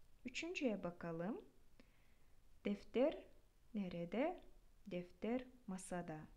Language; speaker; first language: Turkish; non-native, fluent; Kyrgyz